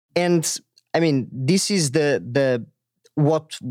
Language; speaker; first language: English; non-native, fluent; Portuguese